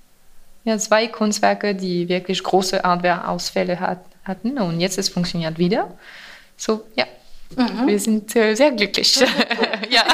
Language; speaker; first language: German; non-native, fluent; French